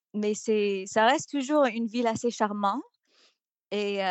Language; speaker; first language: French; non-native, fluent; English